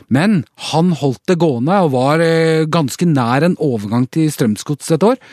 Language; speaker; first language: Norwegian; native; Norwegian